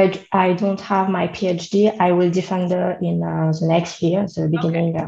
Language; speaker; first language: English; non-native, learner; French